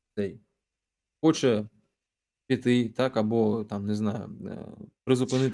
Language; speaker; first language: Ukrainian; non-native, local second language; Russian